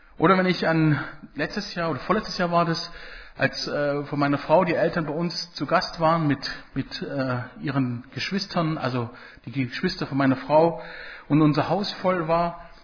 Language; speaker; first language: German; early bilingual, other home language; Italian